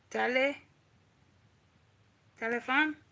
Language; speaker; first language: Spanish; non-native, learner; English